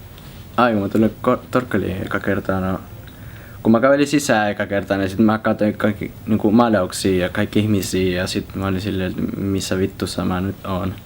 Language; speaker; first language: Finnish; non-native, fluent; Spanish